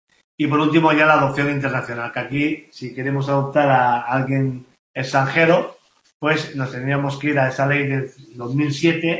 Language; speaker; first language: Spanish; native; Spanish